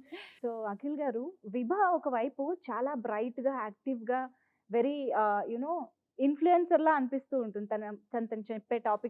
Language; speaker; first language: Telugu; native; Telugu